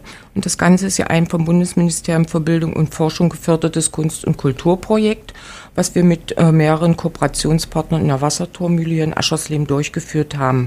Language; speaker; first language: German; native; German